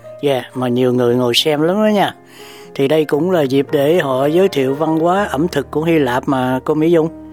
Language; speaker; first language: Vietnamese; native; Vietnamese